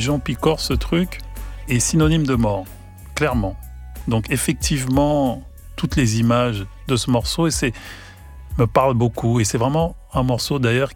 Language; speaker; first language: French; native; French